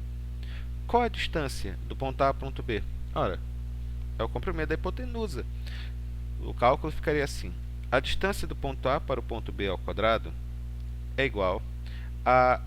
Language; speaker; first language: Portuguese; native; Portuguese